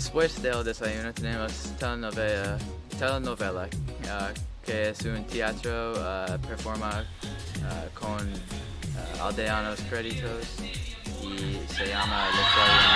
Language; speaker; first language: Spanish; non-native, learner; English